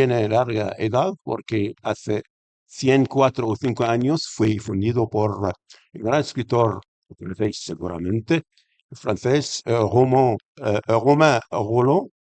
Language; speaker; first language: Spanish; non-native, fluent; Arabic